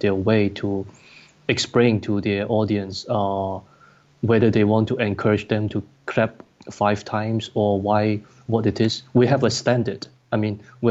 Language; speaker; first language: English; non-native, local second language; Cantonese